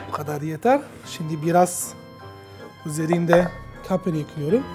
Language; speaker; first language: Turkish; non-native, fluent; Italian